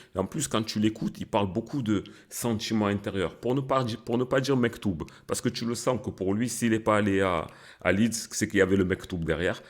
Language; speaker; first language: French; early bilingual, other home language; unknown